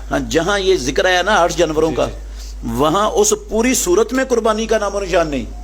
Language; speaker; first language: Urdu; non-native, local second language; Punjabi